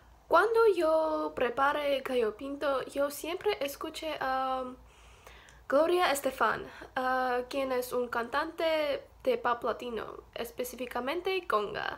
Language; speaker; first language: Spanish; non-native, learner; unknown